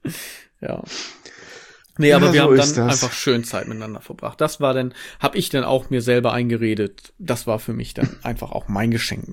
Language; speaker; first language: German; native; German